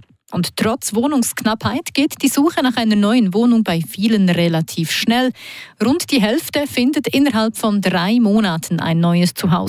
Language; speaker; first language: German; native; German